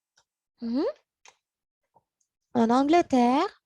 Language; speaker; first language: French; non-native, learner; Arabic